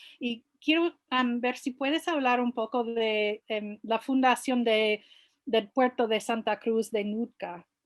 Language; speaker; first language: Spanish; non-native, fluent; English